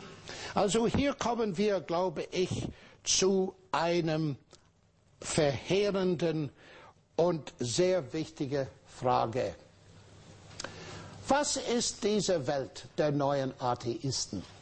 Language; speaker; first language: German; non-native, fluent; English